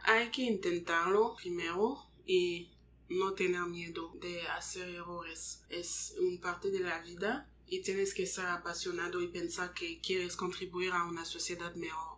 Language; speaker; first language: Spanish; non-native, fluent; French